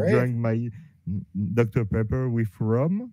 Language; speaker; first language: English; non-native, learner; French